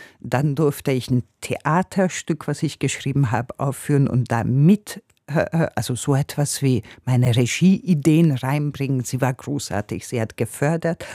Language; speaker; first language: German; non-native, fluent; Hungarian